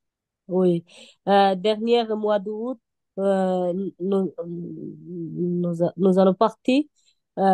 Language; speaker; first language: French; non-native, learner; Bangla